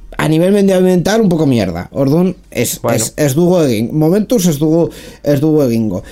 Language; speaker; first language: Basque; non-native, local second language; Spanish